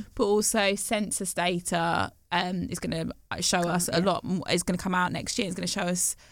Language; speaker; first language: English; native; English